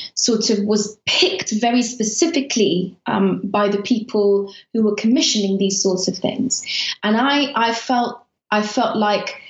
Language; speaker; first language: English; early bilingual, other home language; Persian